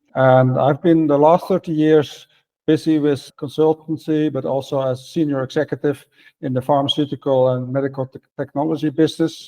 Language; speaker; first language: English; non-native, fluent; Dutch